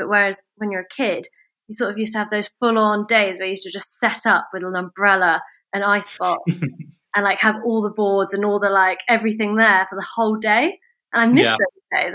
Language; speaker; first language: English; native; English